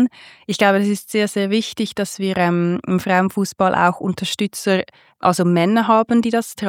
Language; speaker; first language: German; native; German